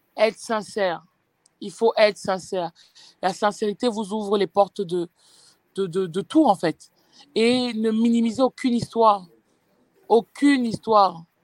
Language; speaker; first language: French; native; French